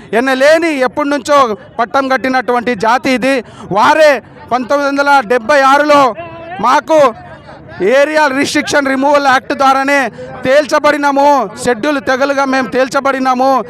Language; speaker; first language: Telugu; non-native, local second language; Lambadi